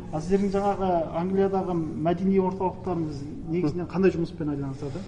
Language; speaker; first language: Kazakh; native; Kazakh